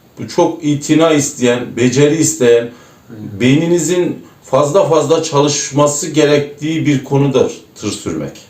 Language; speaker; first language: Turkish; native; Turkish